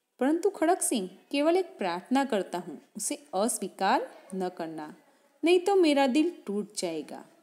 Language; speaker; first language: Hindi; non-native, local second language; Gujarati